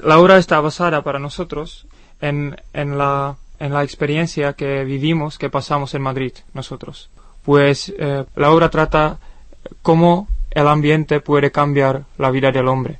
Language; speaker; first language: Spanish; non-native, fluent; Czech